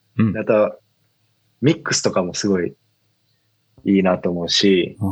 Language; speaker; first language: Japanese; native; Japanese